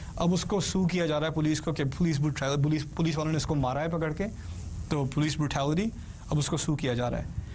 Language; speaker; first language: Urdu; early bilingual, heritage; Urdu